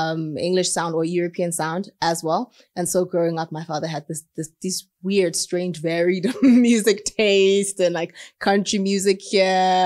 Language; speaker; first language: English; non-native, local second language; Southern Sotho